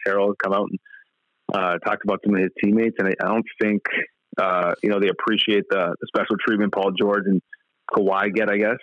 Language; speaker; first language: English; native; English